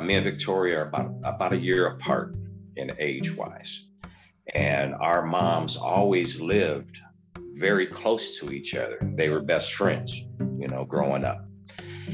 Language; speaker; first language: English; native; English